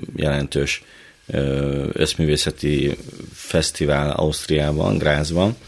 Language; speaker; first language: Hungarian; native; Hungarian